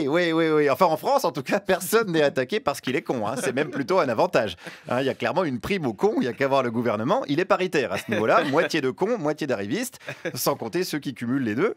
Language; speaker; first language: French; native; French